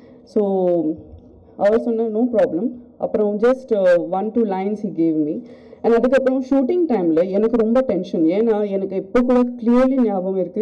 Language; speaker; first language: Tamil; non-native, learner; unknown